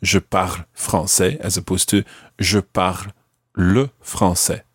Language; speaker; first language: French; non-native, fluent; English